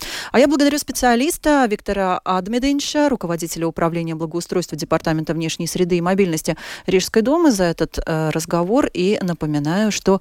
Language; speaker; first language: Russian; native; Russian